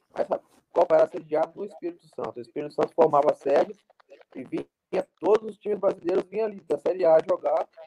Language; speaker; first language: Portuguese; native; Portuguese